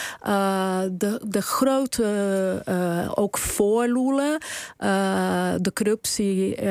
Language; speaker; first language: Dutch; non-native, fluent; Portuguese